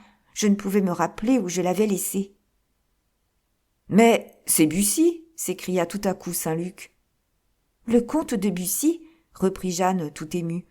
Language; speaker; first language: French; native; French